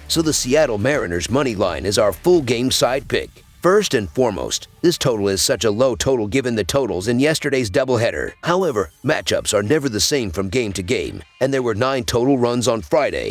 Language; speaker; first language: English; native; English